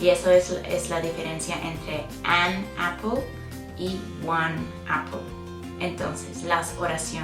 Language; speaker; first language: Spanish; non-native, fluent; English